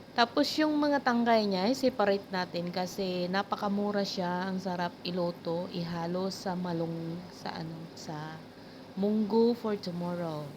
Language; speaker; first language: Filipino; non-native, local second language; Iloko